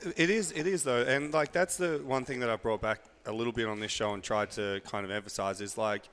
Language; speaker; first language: English; native; English